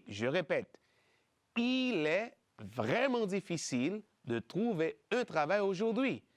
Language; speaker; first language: French; non-native, fluent; Spanish